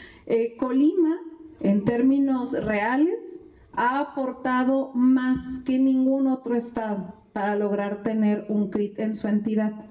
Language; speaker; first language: Spanish; native; Spanish